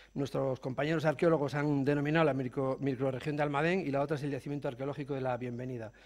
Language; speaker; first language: Spanish; native; Spanish